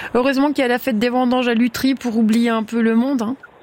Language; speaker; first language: French; native; French